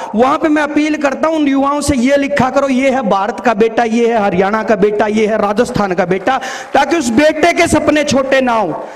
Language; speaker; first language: Hindi; native; Hindi